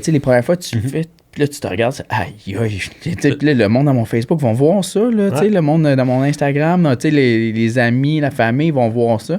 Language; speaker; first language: French; native; French